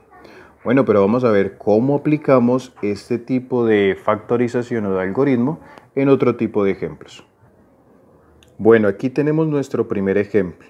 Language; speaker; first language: Spanish; native; Spanish